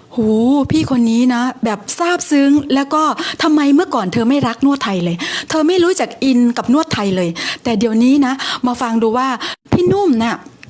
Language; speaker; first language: Thai; native; Thai